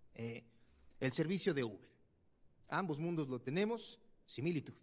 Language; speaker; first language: Spanish; native; Spanish